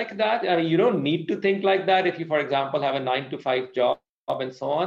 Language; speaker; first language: English; non-native, local second language; Urdu